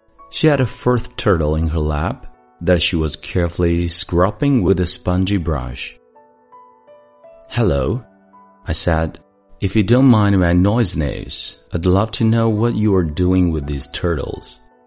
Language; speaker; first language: English; non-native, fluent; Chinese